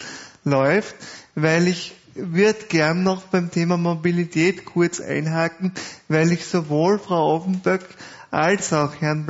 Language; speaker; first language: German; native; German